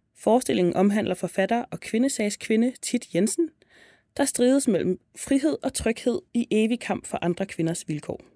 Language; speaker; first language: Danish; native; Danish